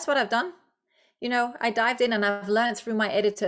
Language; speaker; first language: English; non-native, fluent; Danish